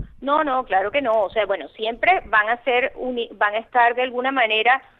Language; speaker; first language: Spanish; native; Spanish